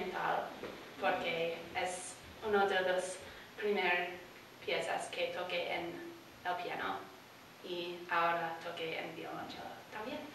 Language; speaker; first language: Spanish; non-native, learner; English